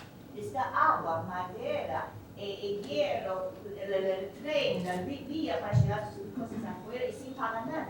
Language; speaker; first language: Spanish; non-native, learner; Chinese